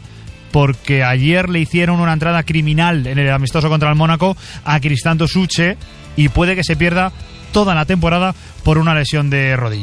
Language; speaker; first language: Spanish; native; Spanish